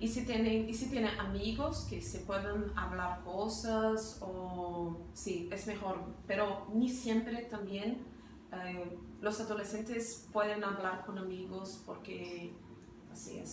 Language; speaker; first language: Spanish; non-native, fluent; Portuguese